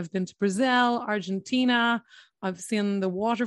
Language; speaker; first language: English; native; English